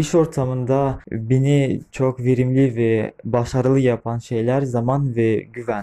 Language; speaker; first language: Turkish; non-native, fluent; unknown